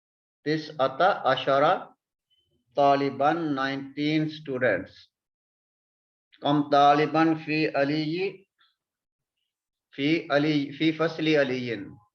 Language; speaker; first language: Arabic; non-native, fluent; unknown